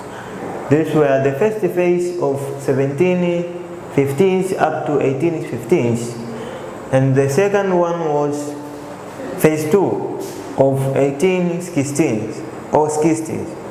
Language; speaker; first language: English; non-native, local second language; Swahili